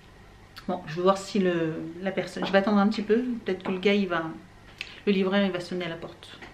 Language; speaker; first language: French; native; French